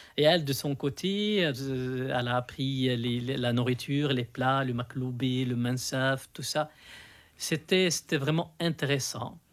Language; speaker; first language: French; non-native, fluent; Arabic